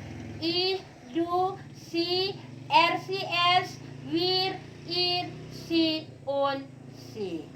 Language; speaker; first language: German; non-native, learner; Indonesian